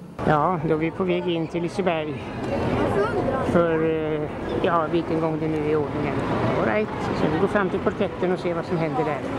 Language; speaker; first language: Swedish; native; Swedish